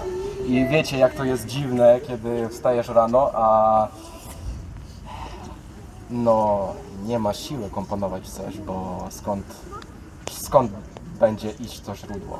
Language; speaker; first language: Polish; non-native, fluent; Ukrainian